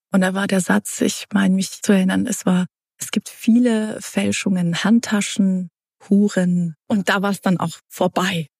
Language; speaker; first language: German; early bilingual, other home language; Romanian